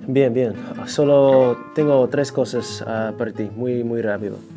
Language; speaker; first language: Spanish; non-native, fluent; English